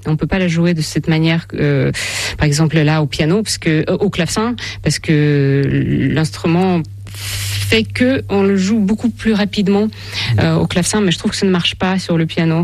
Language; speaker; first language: French; non-native, fluent; Russian